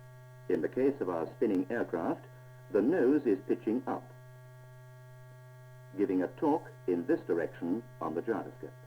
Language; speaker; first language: English; native; English